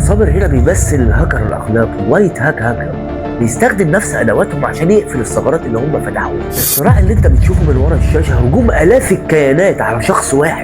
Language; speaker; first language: Arabic; native; Arabic